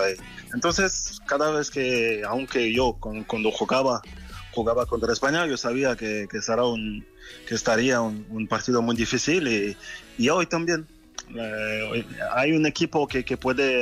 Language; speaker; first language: Spanish; non-native, fluent; French